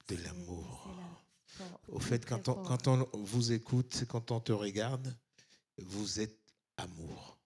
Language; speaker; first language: French; native; French